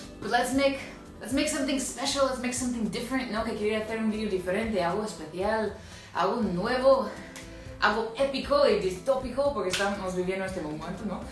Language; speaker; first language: Spanish; non-native, fluent; English